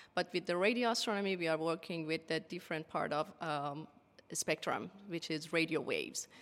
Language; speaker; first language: English; non-native, fluent; Persian